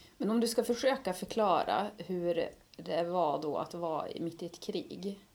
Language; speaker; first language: Swedish; native; Swedish